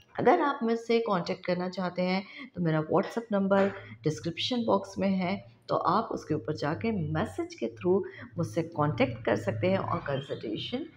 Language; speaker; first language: Hindi; non-native, local second language; Marathi